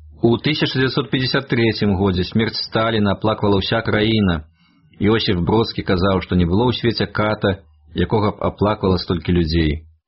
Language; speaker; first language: Belarusian; native; Belarusian